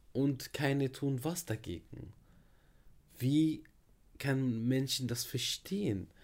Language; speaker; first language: German; non-native, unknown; Arabic